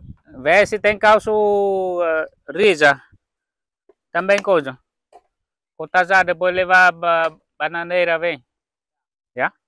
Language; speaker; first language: Portuguese; non-native, learner; Vietnamese